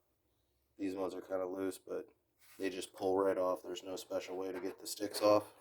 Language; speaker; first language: English; native; English